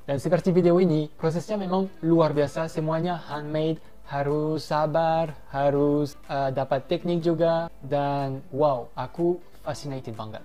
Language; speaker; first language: Indonesian; non-native, fluent; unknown